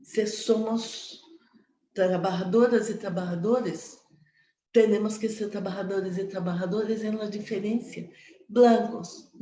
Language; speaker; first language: Spanish; non-native, fluent; Portuguese